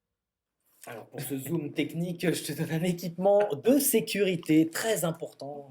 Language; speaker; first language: French; native; French